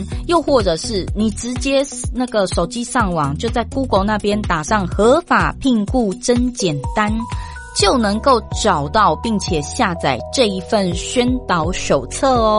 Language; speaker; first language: Chinese; native; Chinese